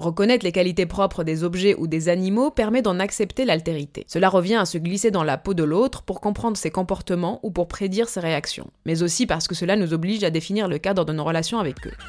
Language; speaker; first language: French; native; French